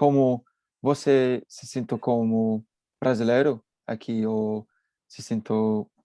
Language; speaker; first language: Portuguese; non-native, learner; English